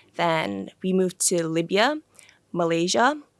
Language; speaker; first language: English; early bilingual, other home language; Thai